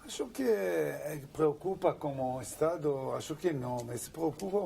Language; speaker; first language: Portuguese; non-native, learner; Hebrew